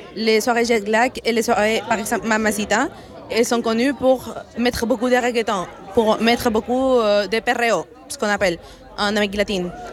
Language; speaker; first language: French; non-native, fluent; Spanish